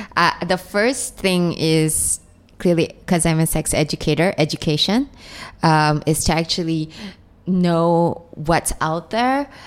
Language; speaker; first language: English; non-native, local second language; Cantonese